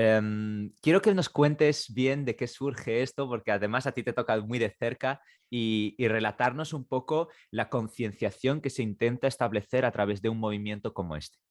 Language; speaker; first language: Spanish; native; Spanish